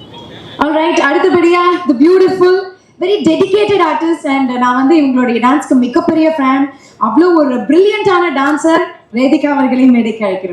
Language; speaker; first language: Tamil; native; Tamil